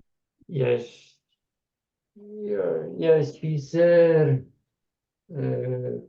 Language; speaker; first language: Norwegian; non-native, learner; Lithuanian